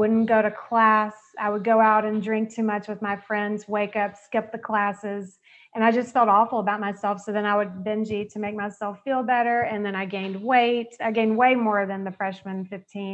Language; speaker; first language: English; native; English